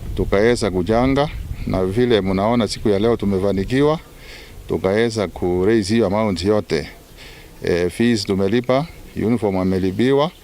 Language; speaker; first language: Swahili; non-native, local second language; Meru